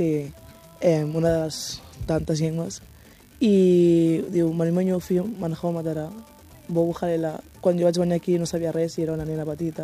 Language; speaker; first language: Catalan; early bilingual, other home language; Wolof